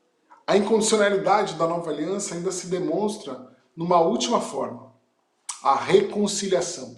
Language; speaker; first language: Portuguese; native; Portuguese